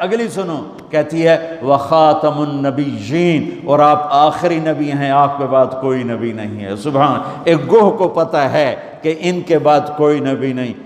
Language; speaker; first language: Urdu; non-native, local second language; Punjabi